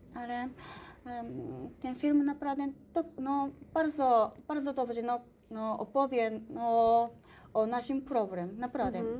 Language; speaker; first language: Polish; non-native, learner; Japanese